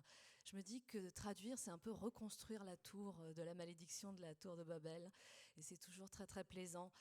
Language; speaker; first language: French; native; French